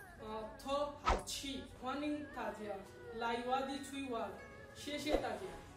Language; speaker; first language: Chinese; non-native, learner; Bangla